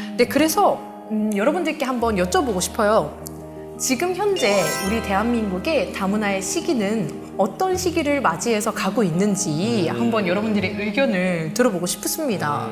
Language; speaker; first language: Korean; native; Korean